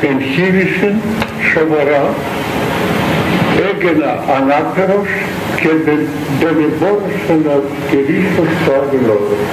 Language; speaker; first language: Greek; non-native, fluent; Russian